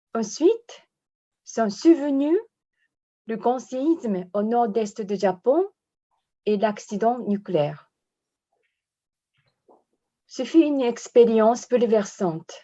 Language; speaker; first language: French; non-native, fluent; Japanese